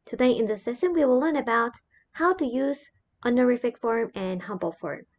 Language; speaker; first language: English; non-native, fluent; Japanese